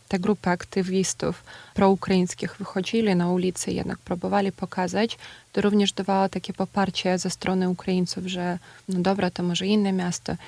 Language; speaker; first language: Polish; non-native, fluent; Ukrainian